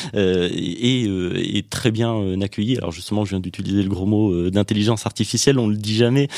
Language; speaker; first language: French; native; French